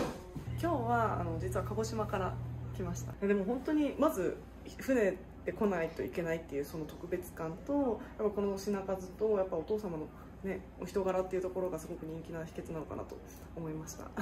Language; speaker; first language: Japanese; native; Japanese